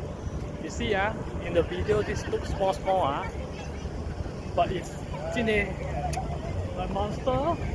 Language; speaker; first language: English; non-native, local second language; Chinese